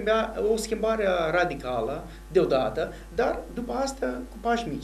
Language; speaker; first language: Romanian; non-native, fluent; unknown